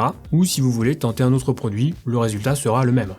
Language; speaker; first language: French; native; French